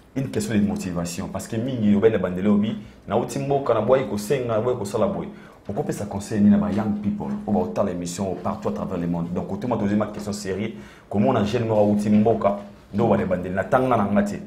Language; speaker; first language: French; non-native, local second language; Lingala